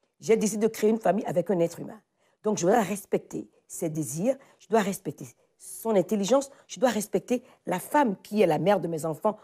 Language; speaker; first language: French; non-native, local second language; Fon